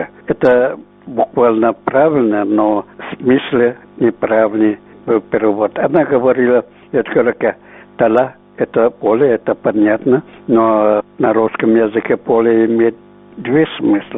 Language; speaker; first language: Russian; non-native, fluent; Uzbek